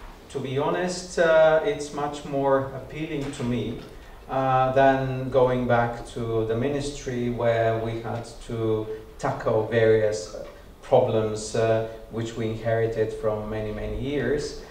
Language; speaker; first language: English; non-native, fluent; Bulgarian